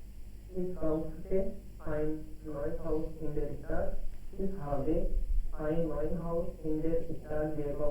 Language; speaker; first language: German; non-native, learner; Hindi